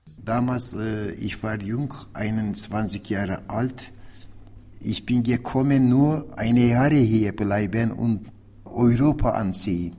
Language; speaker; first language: German; non-native, learner; Turkish